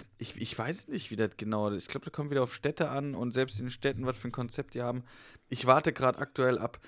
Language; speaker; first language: German; native; German